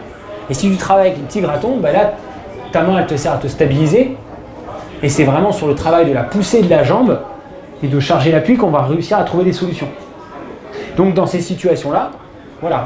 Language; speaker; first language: French; native; French